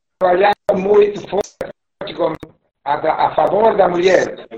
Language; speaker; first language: Portuguese; non-native, learner; Spanish